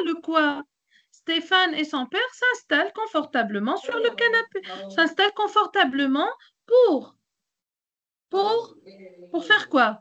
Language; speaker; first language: French; non-native, local second language; Arabic